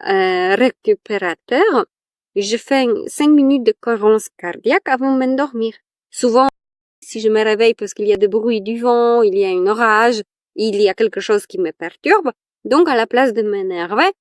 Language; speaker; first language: French; non-native, fluent; Polish